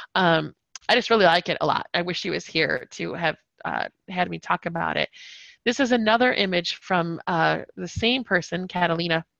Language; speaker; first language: English; native; English